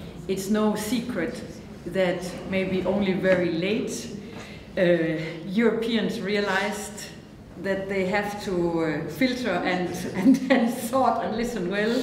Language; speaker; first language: English; non-native, fluent; Danish